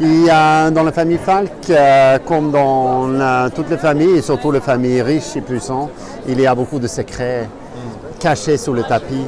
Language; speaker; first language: French; non-native, fluent; Norwegian